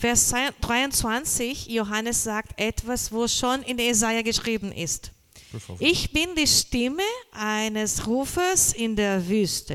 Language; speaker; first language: German; non-native, learner; Portuguese